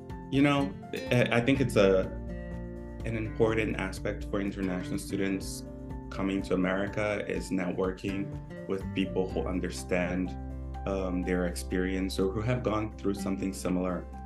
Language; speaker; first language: English; early bilingual, other home language; Portuguese